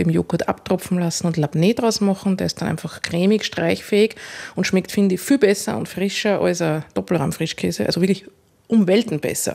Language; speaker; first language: German; native; German